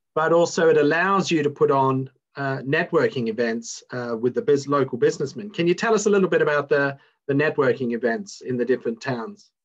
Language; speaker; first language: English; native; English